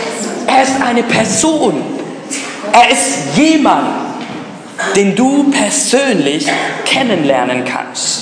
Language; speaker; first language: German; early bilingual, other home language; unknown